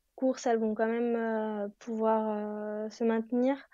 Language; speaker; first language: French; native; French